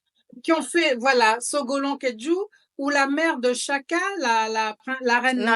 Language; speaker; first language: French; native; French